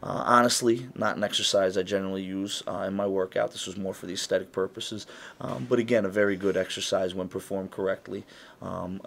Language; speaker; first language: English; native; English